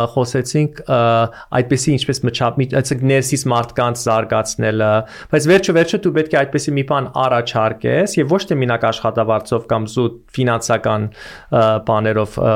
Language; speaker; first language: Armenian; early bilingual, heritage; Armenian